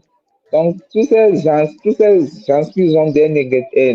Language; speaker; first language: French; non-native, fluent; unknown